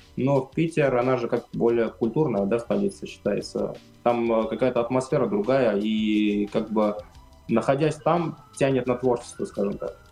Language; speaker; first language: Russian; non-native, fluent; Armenian